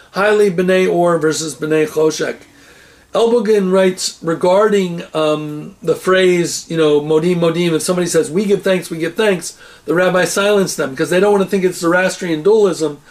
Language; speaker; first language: English; native; English